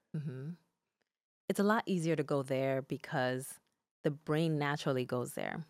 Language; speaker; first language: English; early bilingual, other home language; Spanish